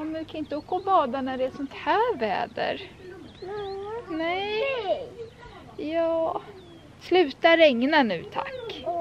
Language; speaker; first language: Swedish; native; Swedish